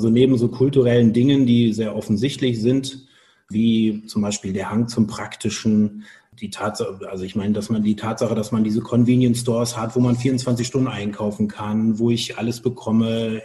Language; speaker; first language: German; native; German